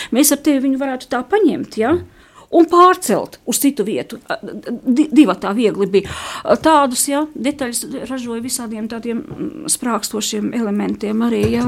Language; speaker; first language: Latvian; native; Latvian